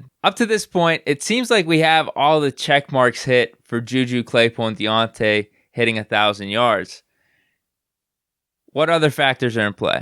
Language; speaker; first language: English; native; English